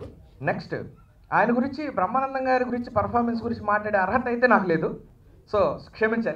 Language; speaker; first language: Telugu; native; Telugu